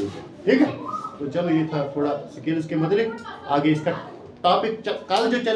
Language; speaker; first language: Hindi; non-native, local second language; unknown